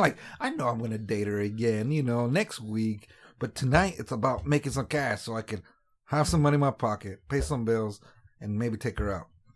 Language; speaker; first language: English; native; English